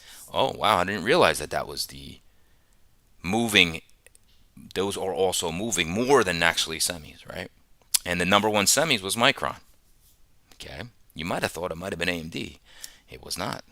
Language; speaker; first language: English; native; English